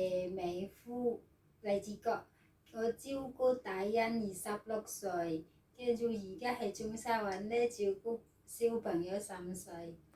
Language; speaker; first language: Cantonese; non-native, local second language; Filipino